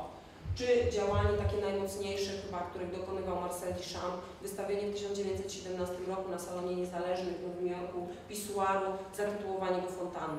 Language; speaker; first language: Polish; native; Polish